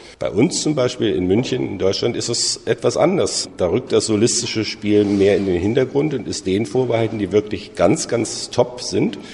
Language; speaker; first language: German; native; German